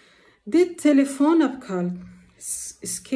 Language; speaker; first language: Danish; non-native, learner; Portuguese